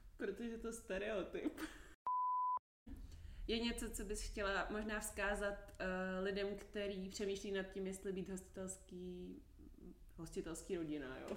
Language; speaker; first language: Czech; native; Czech